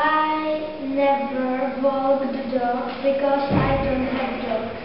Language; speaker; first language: English; non-native, learner; Czech